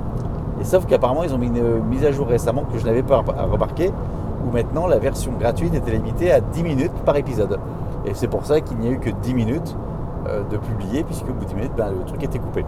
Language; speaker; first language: French; native; French